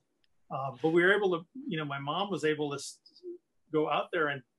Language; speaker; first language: English; native; English